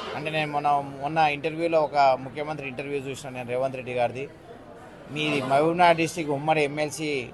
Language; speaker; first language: Telugu; native; Telugu